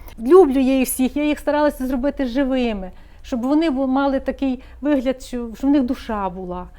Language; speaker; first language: Ukrainian; native; Ukrainian